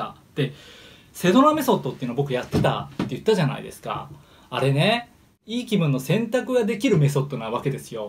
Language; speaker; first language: Japanese; native; Japanese